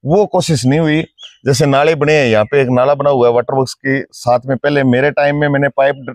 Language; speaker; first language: Hindi; native; Hindi